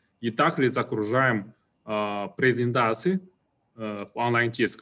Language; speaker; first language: Russian; non-native, fluent; Chinese